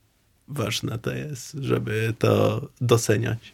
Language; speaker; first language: Polish; non-native, learner; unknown